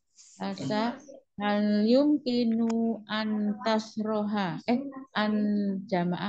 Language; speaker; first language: Arabic; non-native, learner; Indonesian